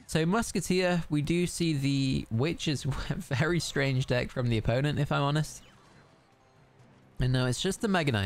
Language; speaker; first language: English; native; English